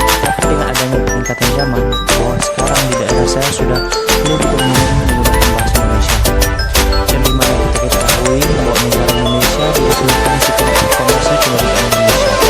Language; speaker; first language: Indonesian; non-native, local second language; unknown